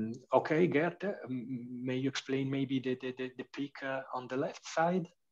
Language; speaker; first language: English; non-native, fluent; Italian